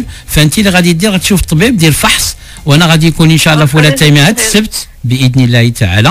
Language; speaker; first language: Arabic; native; Arabic